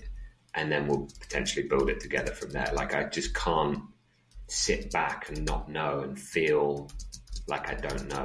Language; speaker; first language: English; native; English